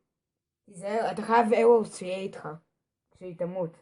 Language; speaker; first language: Hebrew; native; Hebrew